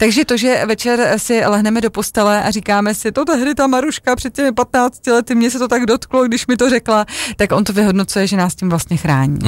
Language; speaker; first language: Czech; native; Czech